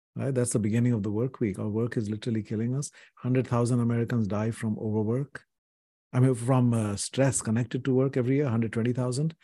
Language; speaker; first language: English; non-native, local second language; Hindi